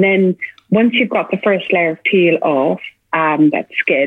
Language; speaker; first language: English; native; English